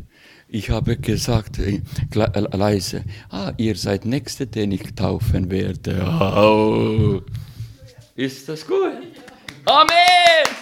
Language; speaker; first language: German; non-native, fluent; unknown